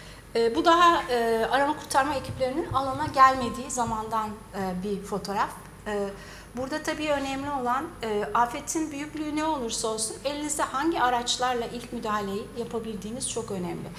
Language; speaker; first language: Turkish; native; Turkish